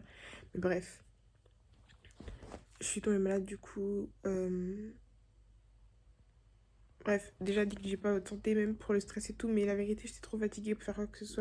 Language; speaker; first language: French; native; French